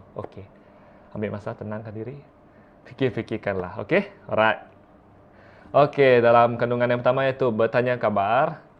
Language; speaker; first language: Malay; non-native, local second language; Iban